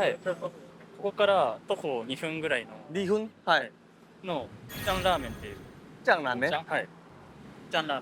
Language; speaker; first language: Japanese; native; Japanese